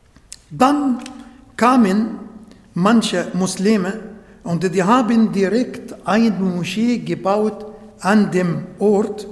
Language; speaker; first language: German; non-native, fluent; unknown